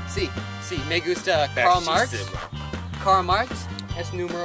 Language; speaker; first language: Spanish; non-native, learner; English